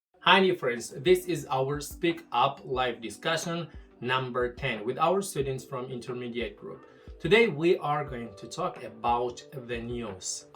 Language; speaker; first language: English; non-native, fluent; Tajik